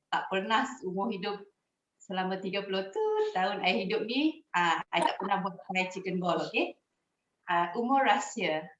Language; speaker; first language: Malay; native; Malay